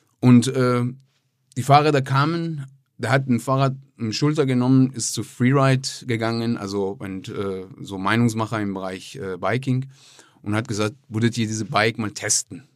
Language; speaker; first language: German; non-native, fluent; Persian